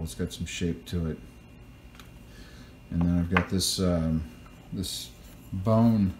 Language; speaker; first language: English; native; English